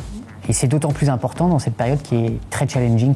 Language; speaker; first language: French; native; French